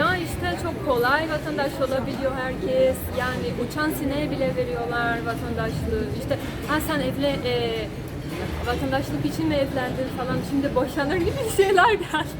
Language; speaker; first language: Turkish; non-native, fluent; Portuguese